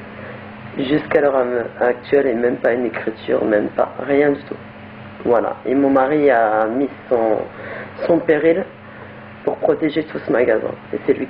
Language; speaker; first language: French; native; French